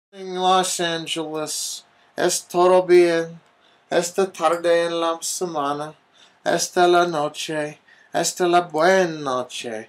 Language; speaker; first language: Spanish; non-native, learner; English